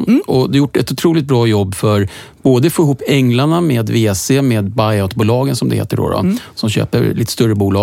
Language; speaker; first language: Swedish; native; Swedish